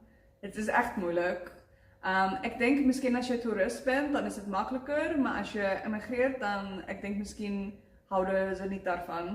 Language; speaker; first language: Dutch; non-native, learner; Afrikaans